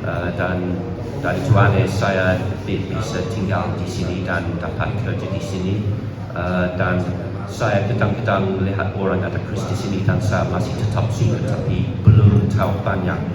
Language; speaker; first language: Indonesian; non-native, learner; English